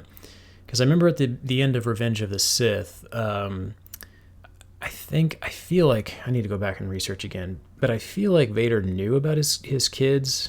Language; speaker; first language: English; native; English